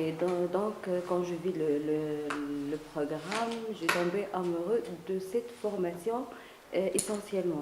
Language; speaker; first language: French; non-native, learner; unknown